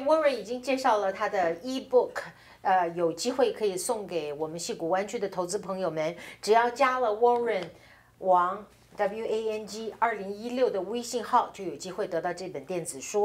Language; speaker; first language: Chinese; native; Chinese